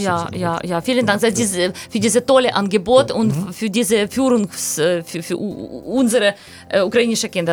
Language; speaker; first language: German; non-native, learner; Ukrainian